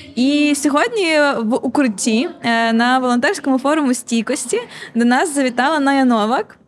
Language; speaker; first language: Ukrainian; native; Ukrainian